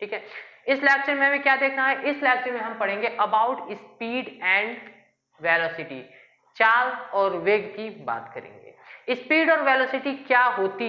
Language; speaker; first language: Hindi; native; Hindi